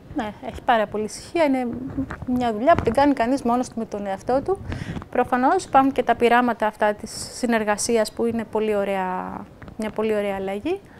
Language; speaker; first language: Greek; native; Greek